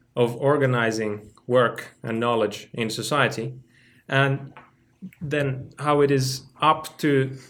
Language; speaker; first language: English; non-native, fluent; Finnish